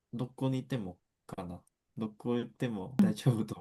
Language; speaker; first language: Japanese; non-native, fluent; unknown